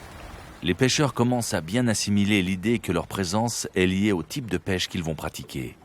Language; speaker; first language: French; native; French